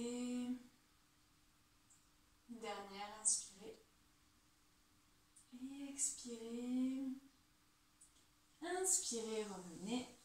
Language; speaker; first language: French; native; French